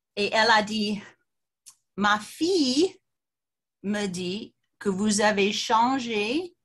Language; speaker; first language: French; non-native, fluent; English